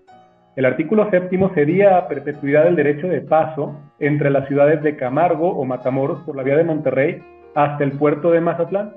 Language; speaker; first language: Spanish; native; Spanish